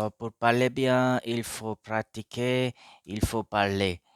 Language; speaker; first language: French; non-native, learner; Hindi